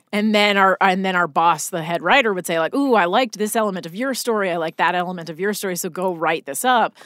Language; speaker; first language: English; native; English